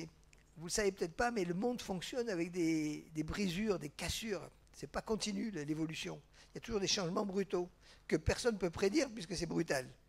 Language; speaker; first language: French; native; French